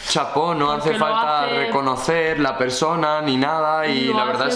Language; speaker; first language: Spanish; native; Spanish